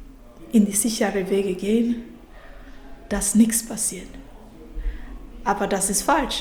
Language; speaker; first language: German; non-native, fluent; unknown